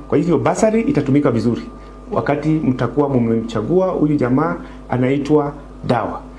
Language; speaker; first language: Swahili; non-native, local second language; Luyia